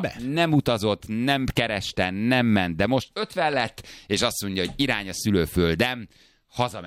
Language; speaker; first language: Hungarian; native; Hungarian